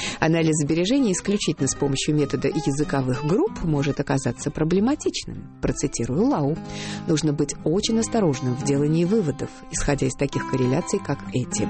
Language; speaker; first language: Russian; native; Russian